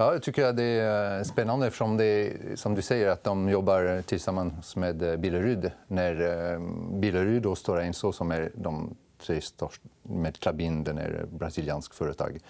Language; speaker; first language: Swedish; non-native, fluent; French